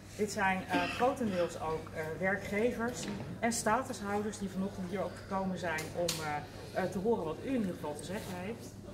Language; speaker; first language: Dutch; native; Dutch